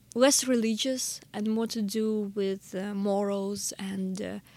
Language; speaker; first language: English; non-native, fluent; Russian